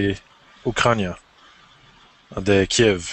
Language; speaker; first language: Spanish; non-native, learner; English